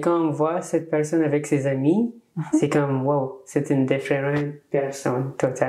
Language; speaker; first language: French; non-native, learner; English